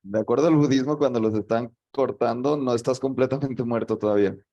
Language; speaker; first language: Spanish; native; Spanish